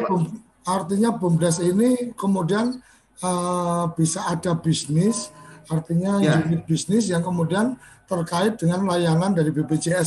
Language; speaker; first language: Malay; native; Malay